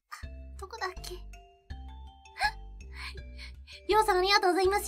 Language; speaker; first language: Japanese; non-native, fluent; English